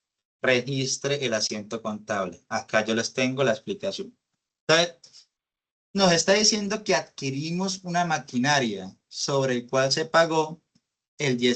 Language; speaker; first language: Spanish; native; Spanish